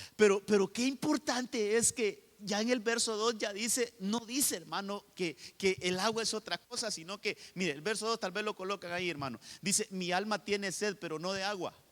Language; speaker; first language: Spanish; native; Spanish